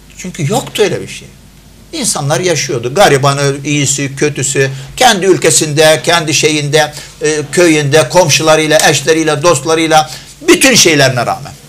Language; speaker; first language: Turkish; non-native, fluent; Arabic